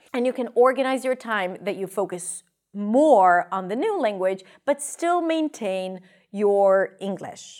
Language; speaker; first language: English; non-native, fluent; Hebrew